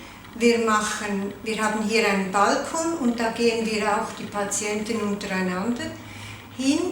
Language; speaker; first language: German; non-native, local second language; Italian